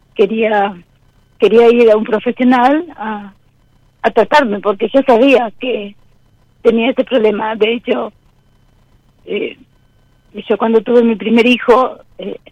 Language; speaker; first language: Spanish; native; Spanish